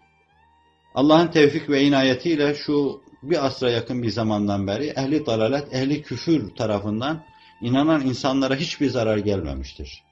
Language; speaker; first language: Turkish; native; Turkish